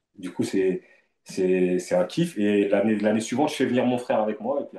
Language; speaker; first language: French; native; French